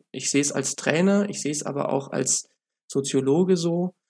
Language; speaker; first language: German; native; German